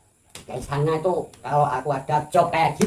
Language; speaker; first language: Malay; non-native, local second language; Javanese